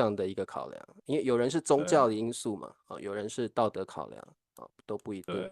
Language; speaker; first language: Chinese; native; Chinese